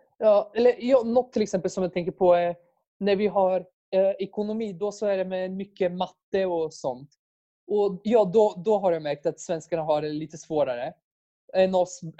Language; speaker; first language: Swedish; early bilingual, heritage; Bulgarian